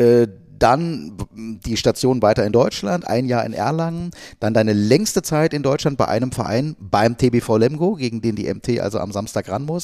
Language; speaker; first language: German; native; German